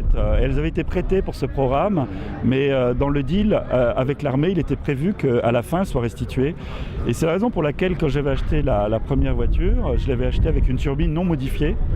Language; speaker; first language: French; native; French